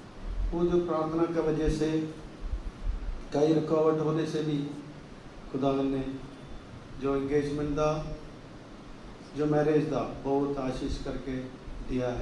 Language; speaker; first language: Hindi; non-native, local second language; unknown